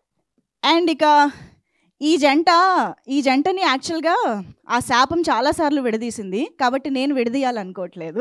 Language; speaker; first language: Telugu; native; Telugu